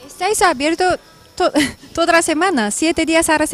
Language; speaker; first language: Spanish; non-native, fluent; Japanese